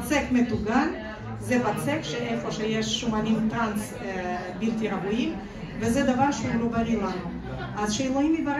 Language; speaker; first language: Hebrew; non-native, fluent; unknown